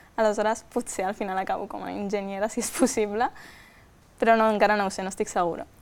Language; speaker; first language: Catalan; non-native, local second language; Spanish